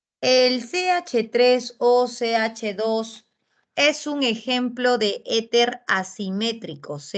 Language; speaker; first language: Spanish; native; Spanish